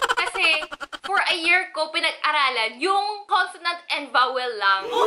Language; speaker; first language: Filipino; early bilingual, other home language; Korean